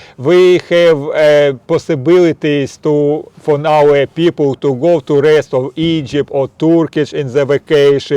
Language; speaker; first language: English; non-native, learner; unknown